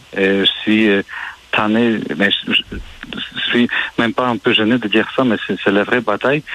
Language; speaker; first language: French; non-native, fluent; Ukrainian